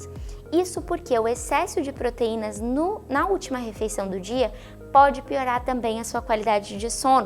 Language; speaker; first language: Portuguese; native; Portuguese